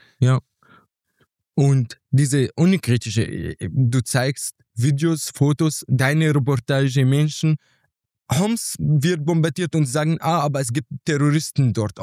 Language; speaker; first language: German; non-native, fluent; Arabic